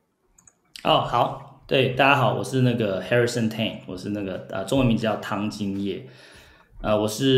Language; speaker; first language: Chinese; early bilingual, heritage; Chinese